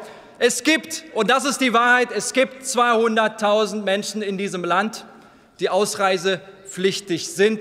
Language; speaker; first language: German; early bilingual, other home language; Turkish